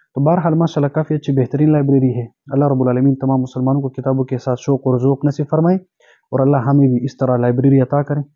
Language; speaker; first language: Urdu; non-native, local second language; Pashto